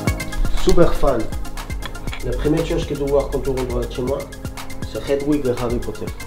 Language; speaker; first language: French; non-native, learner; Spanish